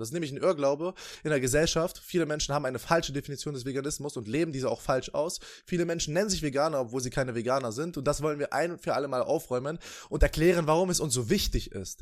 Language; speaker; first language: German; native; German